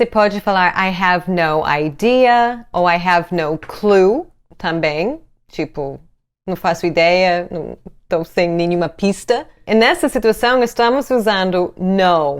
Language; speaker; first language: Portuguese; non-native, fluent; English